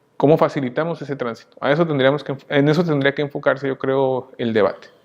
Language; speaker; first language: Spanish; native; Spanish